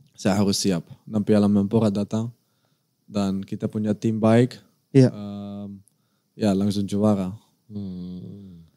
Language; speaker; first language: Indonesian; non-native, learner; Dutch